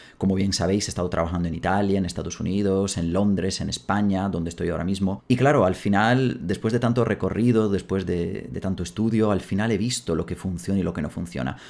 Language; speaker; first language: Spanish; native; Spanish